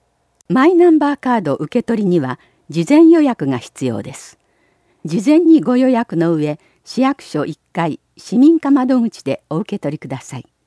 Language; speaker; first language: Japanese; native; Japanese